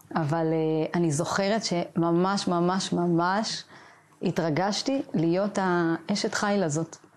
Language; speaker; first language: Hebrew; native; Hebrew